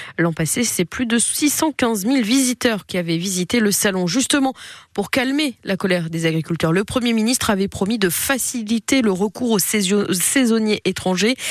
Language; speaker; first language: French; native; French